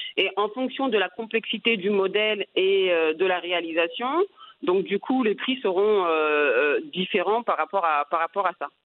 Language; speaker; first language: French; native; French